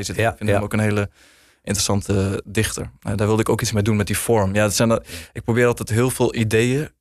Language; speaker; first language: Dutch; native; Dutch